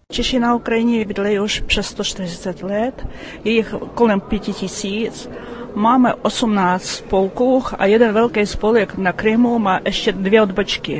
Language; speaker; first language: Czech; early bilingual, heritage; Czech